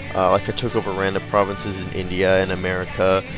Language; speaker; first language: English; native; English